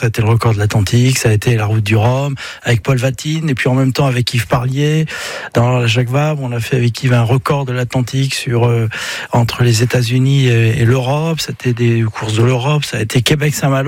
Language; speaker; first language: French; native; French